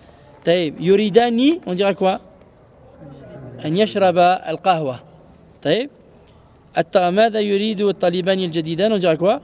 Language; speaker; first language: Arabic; non-native, fluent; French